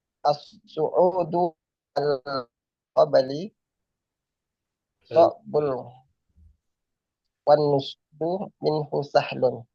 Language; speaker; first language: Arabic; non-native, learner; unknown